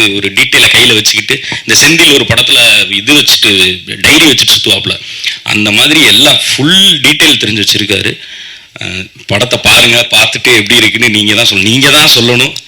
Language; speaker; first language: Tamil; native; Tamil